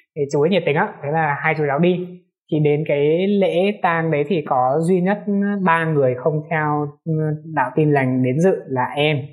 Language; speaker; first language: Vietnamese; non-native, local second language; Hmong